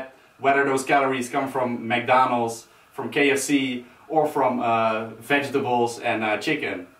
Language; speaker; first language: English; non-native, fluent; Dutch